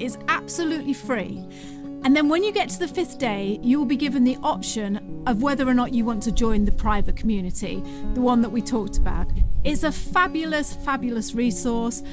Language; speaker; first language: English; native; English